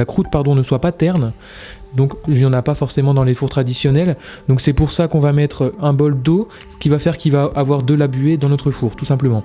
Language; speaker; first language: French; native; French